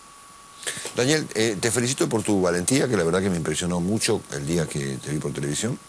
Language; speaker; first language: Spanish; native; Spanish